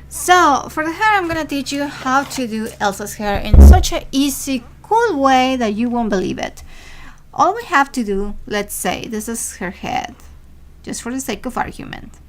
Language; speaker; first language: English; non-native, fluent; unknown